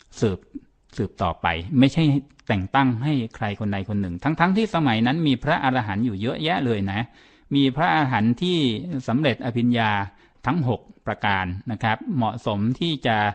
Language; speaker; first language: Thai; native; Thai